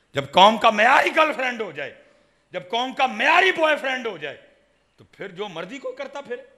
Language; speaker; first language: Urdu; non-native, local second language; Punjabi